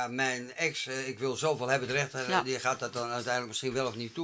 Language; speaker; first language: Dutch; native; Dutch